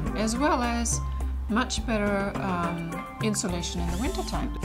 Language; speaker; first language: English; non-native, fluent; German